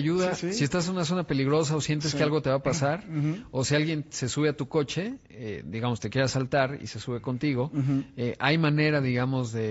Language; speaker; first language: Spanish; native; Spanish